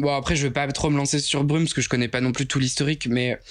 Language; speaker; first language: French; native; French